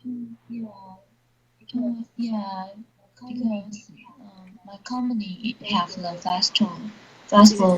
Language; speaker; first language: English; non-native, learner; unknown